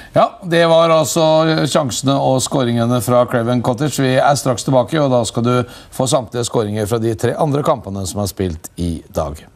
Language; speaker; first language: Norwegian; native; Norwegian